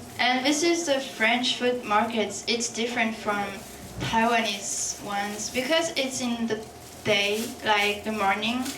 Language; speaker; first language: English; non-native, fluent; French